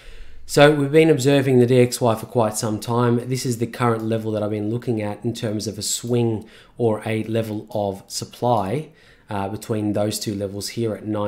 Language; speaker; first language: English; native; English